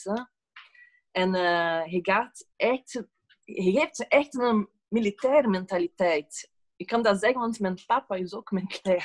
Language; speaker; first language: Dutch; non-native, fluent; Portuguese